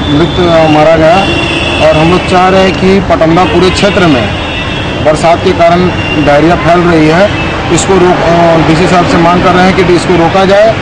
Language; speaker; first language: Hindi; native; Hindi